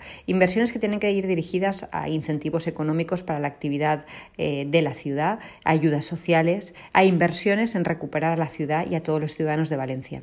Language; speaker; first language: Spanish; native; Spanish